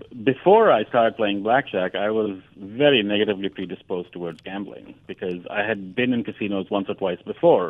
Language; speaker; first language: English; non-native, local second language; Hindi